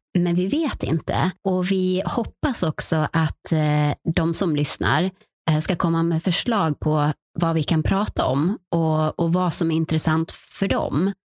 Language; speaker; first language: Swedish; native; Swedish